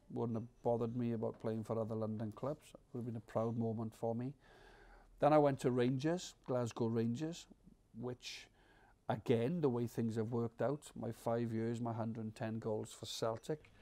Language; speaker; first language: English; native; English